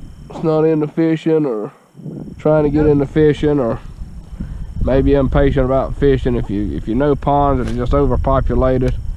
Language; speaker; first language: English; native; English